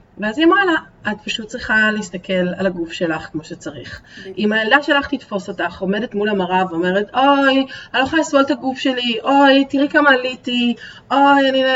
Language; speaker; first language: Hebrew; early bilingual, other home language; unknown